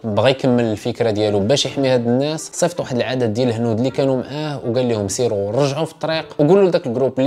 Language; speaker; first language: Arabic; native; Arabic